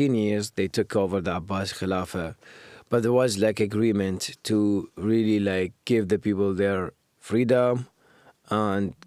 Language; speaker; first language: English; non-native, fluent; Arabic